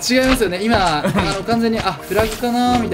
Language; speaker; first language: Japanese; native; Japanese